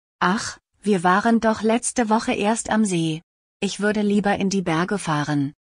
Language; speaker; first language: German; non-native, fluent; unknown